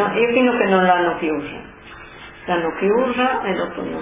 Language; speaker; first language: Italian; non-native, local second language; Slovenian